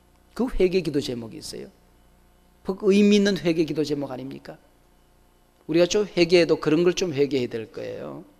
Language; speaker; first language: Korean; native; Korean